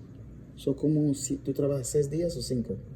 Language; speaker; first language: Spanish; non-native, learner; English